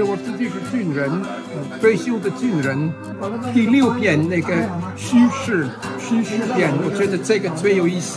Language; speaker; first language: Chinese; non-native, fluent; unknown